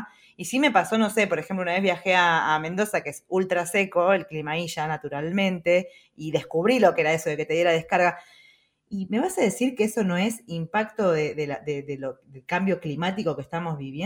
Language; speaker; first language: Spanish; native; Spanish